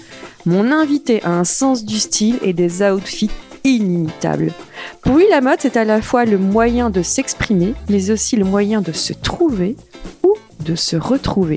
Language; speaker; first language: French; native; French